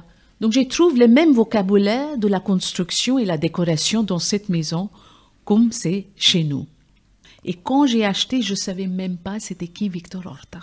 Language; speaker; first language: French; non-native, fluent; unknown